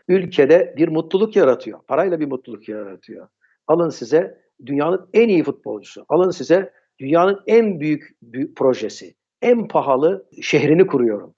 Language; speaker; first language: Turkish; early bilingual, heritage; Turkish